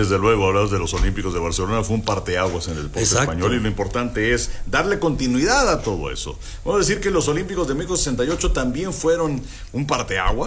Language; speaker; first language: Spanish; native; Spanish